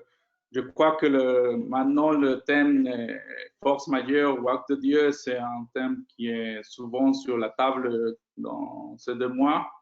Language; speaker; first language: French; non-native, fluent; Spanish